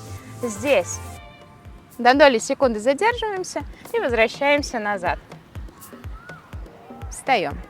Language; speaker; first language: Russian; native; Russian